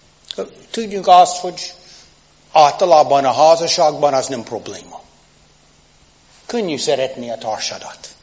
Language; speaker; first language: Hungarian; non-native, fluent; English